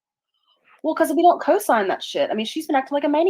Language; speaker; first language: English; native; English